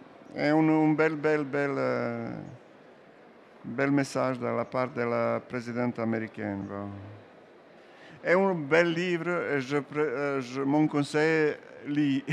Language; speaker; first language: French; non-native, learner; Serbian